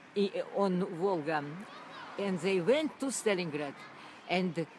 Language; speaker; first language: English; non-native, fluent; Russian